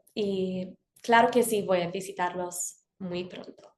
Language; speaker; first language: Spanish; non-native, fluent; English